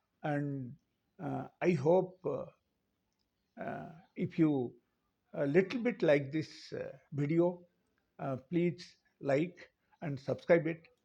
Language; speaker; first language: English; non-native, local second language; Telugu